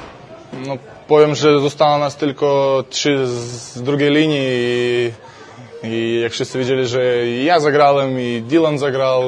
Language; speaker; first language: Polish; non-native, fluent; Russian